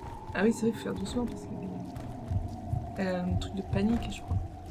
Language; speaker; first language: French; native; French